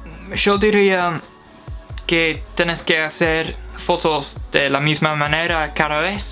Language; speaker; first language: Spanish; non-native, fluent; English